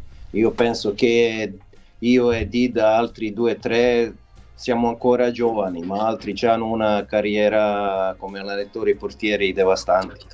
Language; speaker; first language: Italian; non-native, fluent; Serbian